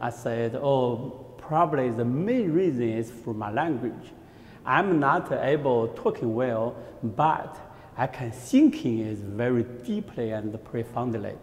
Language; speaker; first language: English; non-native, learner; Chinese